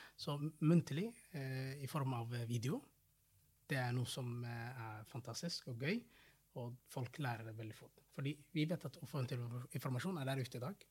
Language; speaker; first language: Norwegian; non-native, fluent; Somali